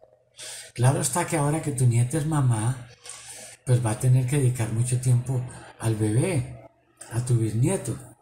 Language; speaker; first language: Spanish; native; Spanish